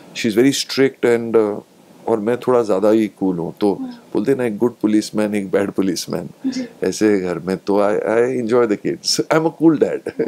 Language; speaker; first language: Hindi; native; Hindi